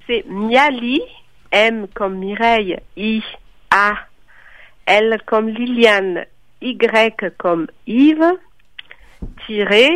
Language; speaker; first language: French; non-native, local second language; Malagasy